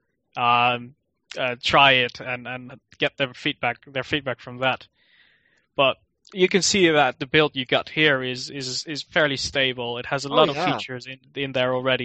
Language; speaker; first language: English; non-native, fluent; Dutch